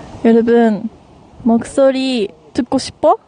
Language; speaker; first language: Korean; non-native, learner; Japanese